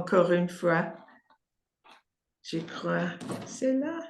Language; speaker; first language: French; non-native, learner; English